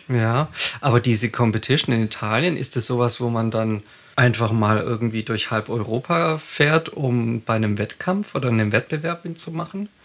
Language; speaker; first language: German; native; German